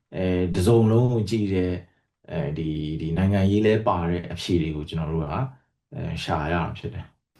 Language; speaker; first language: Burmese; non-native, local second language; Kachin